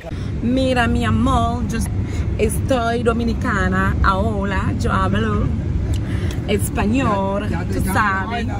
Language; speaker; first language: Spanish; non-native, local second language; Haitian Creole